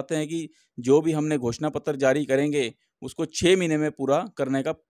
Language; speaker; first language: Hindi; native; Hindi